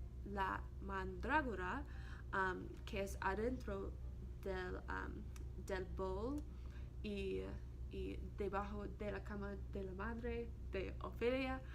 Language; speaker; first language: Spanish; non-native, learner; English